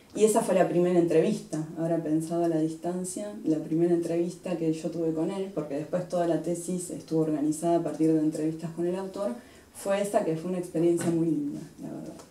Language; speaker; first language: Spanish; native; Spanish